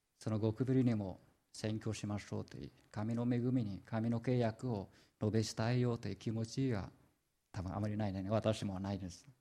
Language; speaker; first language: Japanese; non-native, fluent; Vietnamese